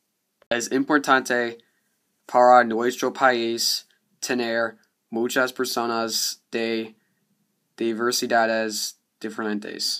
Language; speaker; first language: Spanish; non-native, learner; English